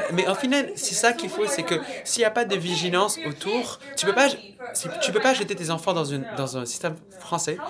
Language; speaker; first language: French; non-native, local second language; Arabic